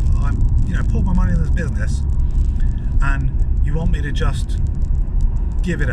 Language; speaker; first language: English; native; English